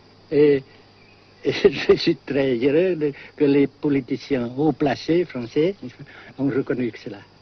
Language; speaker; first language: French; non-native, fluent; Vietnamese